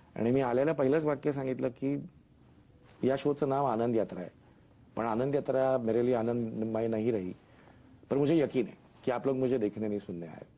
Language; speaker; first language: Hindi; non-native, local second language; Marathi